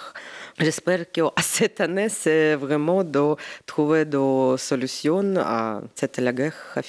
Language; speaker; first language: French; non-native, learner; Ukrainian